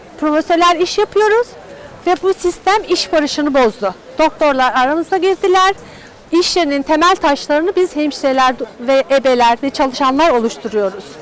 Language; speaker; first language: Turkish; non-native, local second language; Kurdish